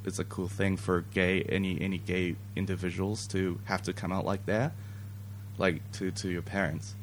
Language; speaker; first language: English; non-native, fluent; Japanese